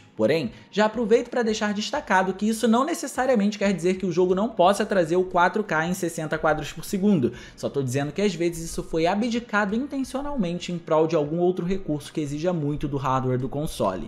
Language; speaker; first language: Portuguese; native; Portuguese